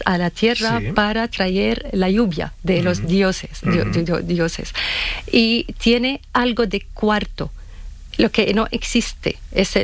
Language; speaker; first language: Spanish; non-native, learner; Arabic